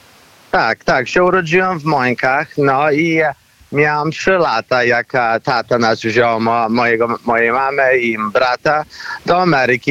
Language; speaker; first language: Polish; early bilingual, heritage; Polish